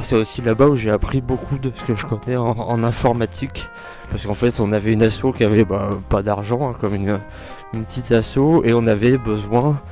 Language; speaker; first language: French; native; French